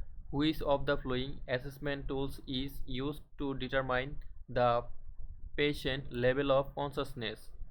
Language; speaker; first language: English; non-native, local second language; Bangla